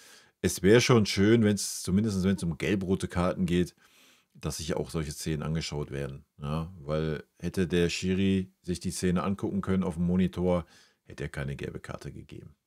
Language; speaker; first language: German; native; German